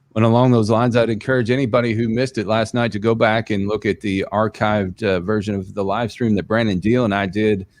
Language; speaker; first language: English; native; English